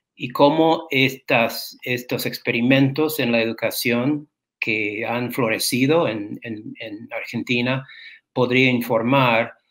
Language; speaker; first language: Spanish; non-native, fluent; English